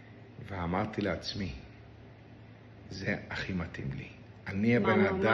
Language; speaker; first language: Hebrew; non-native, local second language; Yiddish